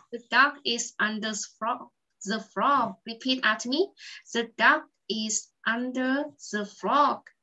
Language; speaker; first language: English; non-native, fluent; Vietnamese